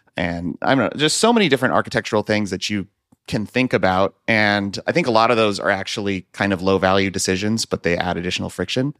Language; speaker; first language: English; native; English